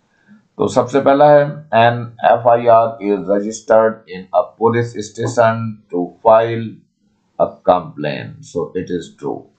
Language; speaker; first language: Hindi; native; Hindi